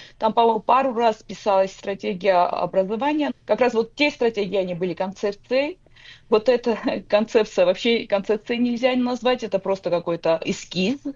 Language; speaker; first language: Russian; non-native, local second language; Georgian